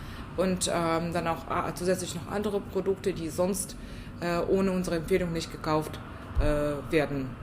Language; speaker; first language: German; non-native, fluent; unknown